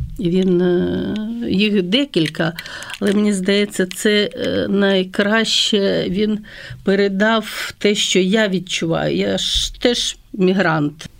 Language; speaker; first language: Ukrainian; non-native, local second language; Russian